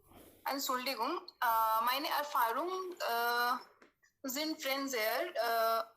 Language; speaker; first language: German; non-native, learner; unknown